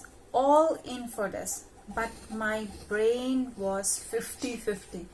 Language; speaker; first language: English; non-native, local second language; Hindi